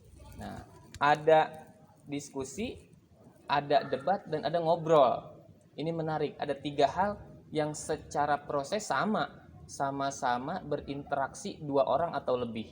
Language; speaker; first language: Indonesian; native; Indonesian